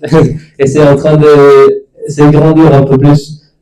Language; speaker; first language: French; non-native, fluent; English